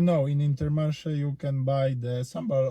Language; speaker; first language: English; non-native, fluent; Polish